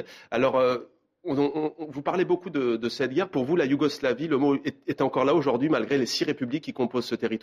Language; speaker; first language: French; native; French